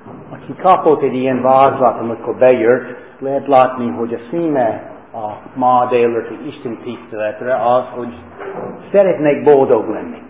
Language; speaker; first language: Hungarian; early bilingual, heritage; Hungarian